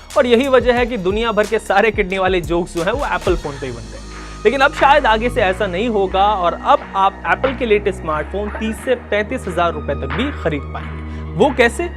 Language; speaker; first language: Hindi; native; Hindi